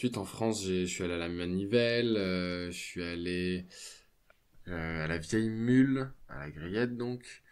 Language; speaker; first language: French; native; French